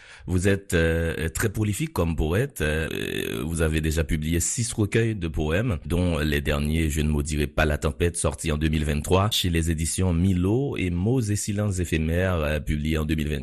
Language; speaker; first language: French; non-native, local second language; Haitian Creole